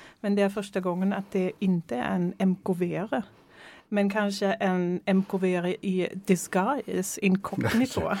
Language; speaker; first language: Swedish; non-native, fluent; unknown